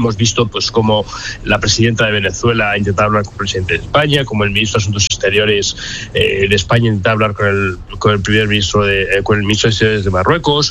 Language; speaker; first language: Spanish; native; Spanish